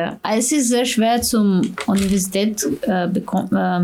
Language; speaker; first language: German; non-native, learner; Slovenian